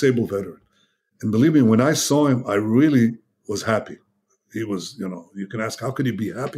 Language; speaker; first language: English; non-native, fluent; Hebrew